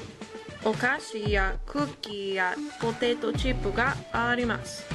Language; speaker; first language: Japanese; non-native, learner; English